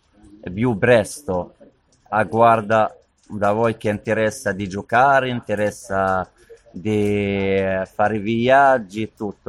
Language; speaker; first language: Italian; non-native, learner; Arabic